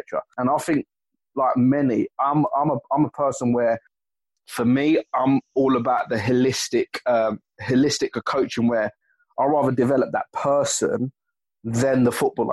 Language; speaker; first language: English; native; English